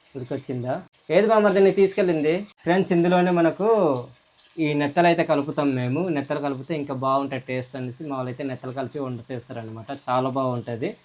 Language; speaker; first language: Telugu; non-native, local second language; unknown